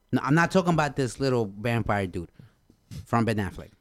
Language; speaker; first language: English; non-native, fluent; Spanish